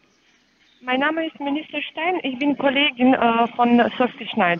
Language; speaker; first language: German; non-native, learner; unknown